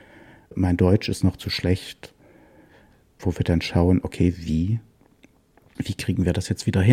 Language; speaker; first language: German; native; German